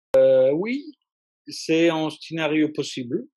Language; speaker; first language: French; non-native, fluent; Russian